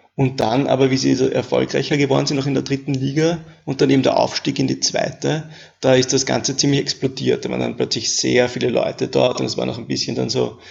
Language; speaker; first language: German; native; German